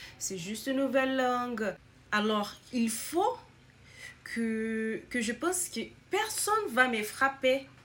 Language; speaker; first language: French; non-native, learner; Portuguese